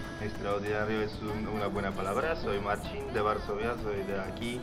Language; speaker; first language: Spanish; non-native, learner; Polish